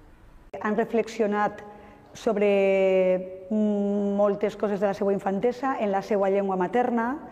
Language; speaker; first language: Catalan; non-native, local second language; Spanish